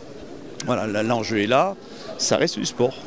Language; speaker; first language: French; native; French